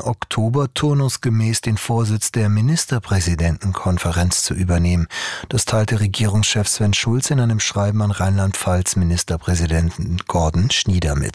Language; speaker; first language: German; native; German